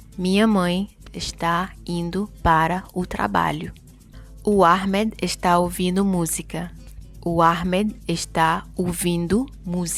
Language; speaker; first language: Portuguese; non-native, fluent; Arabic